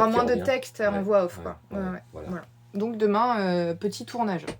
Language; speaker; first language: French; native; French